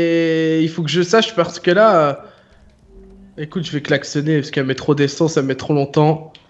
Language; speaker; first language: French; native; French